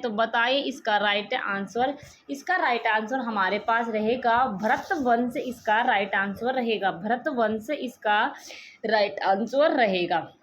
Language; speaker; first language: Hindi; native; Hindi